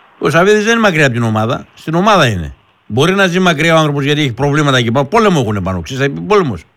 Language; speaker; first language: Greek; native; Greek